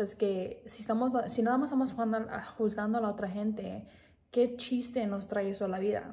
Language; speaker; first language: Spanish; early bilingual, other home language; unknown